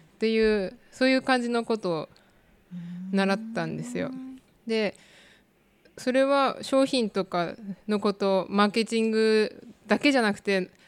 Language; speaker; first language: Japanese; native; Japanese